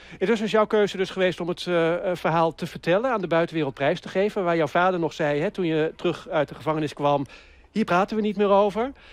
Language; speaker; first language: Dutch; native; Dutch